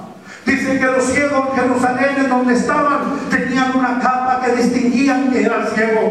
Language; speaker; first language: Spanish; native; Spanish